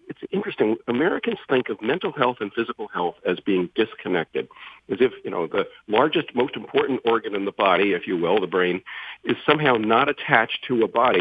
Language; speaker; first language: English; native; English